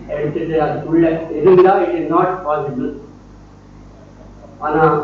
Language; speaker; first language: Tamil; non-native, learner; Kannada